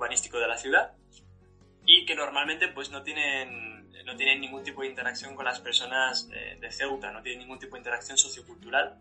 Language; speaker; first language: Spanish; native; Spanish